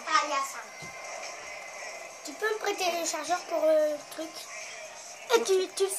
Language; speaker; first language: French; native; French